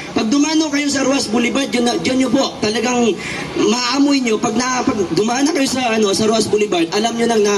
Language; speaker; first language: Filipino; non-native, local second language; Bikol